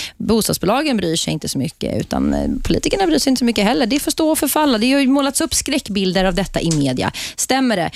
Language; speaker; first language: Swedish; native; Swedish